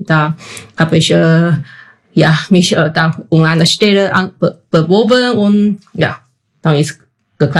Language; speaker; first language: German; non-native, fluent; Chinese